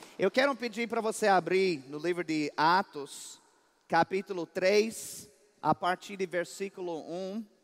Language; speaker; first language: Portuguese; non-native, fluent; English